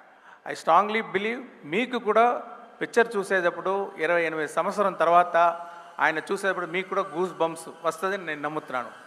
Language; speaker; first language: Telugu; non-native, fluent; Tamil